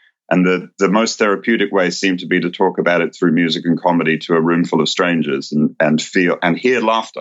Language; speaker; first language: English; native; English